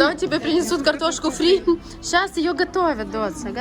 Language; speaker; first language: Russian; native; Russian